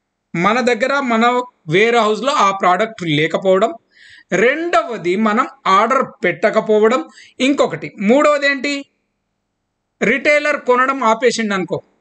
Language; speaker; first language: Telugu; native; Telugu